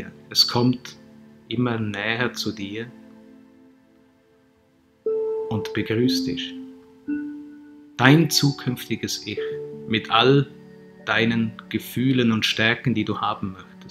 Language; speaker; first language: German; native; German